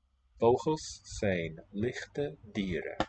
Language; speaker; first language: Dutch; non-native, learner; English